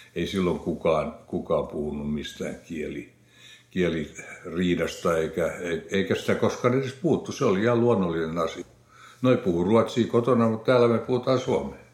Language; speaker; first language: Finnish; non-native, local second language; Swedish